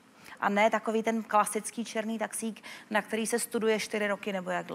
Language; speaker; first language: Czech; native; Czech